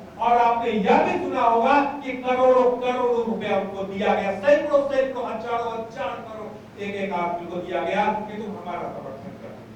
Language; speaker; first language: Hindi; native; Hindi